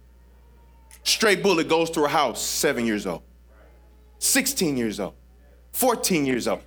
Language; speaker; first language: English; native; English